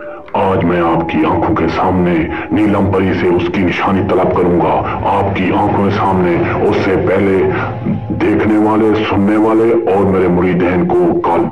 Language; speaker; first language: Urdu; native; Urdu